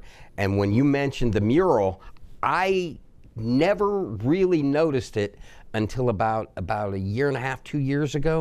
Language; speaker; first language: English; native; English